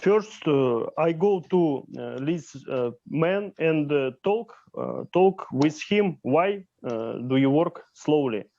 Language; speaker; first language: English; non-native, learner; Russian